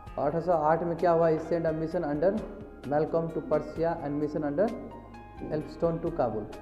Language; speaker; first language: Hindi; non-native, local second language; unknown